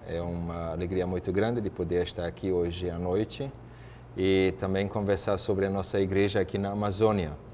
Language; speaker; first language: Portuguese; non-native, fluent; German